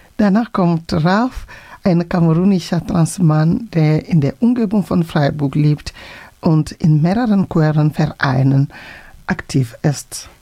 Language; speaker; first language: German; non-native, fluent; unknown